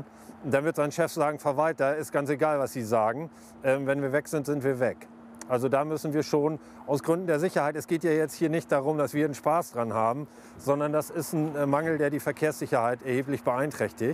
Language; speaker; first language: German; native; German